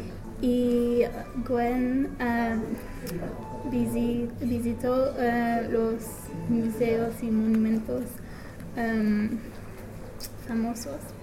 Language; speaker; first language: Spanish; non-native, learner; English